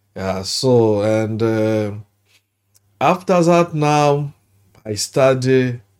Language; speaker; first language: English; non-native, learner; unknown